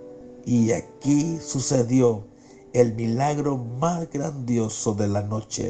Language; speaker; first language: Spanish; native; Spanish